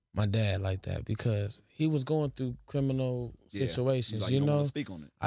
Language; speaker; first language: English; native; English